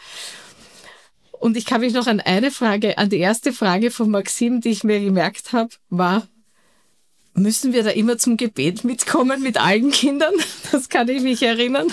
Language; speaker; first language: German; native; German